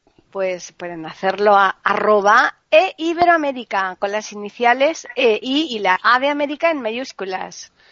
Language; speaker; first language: Spanish; native; Spanish